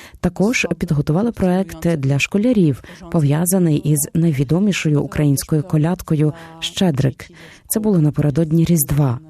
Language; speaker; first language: Ukrainian; non-native, fluent; Polish